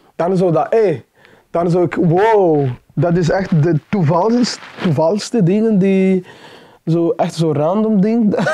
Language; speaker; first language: Dutch; non-native, fluent; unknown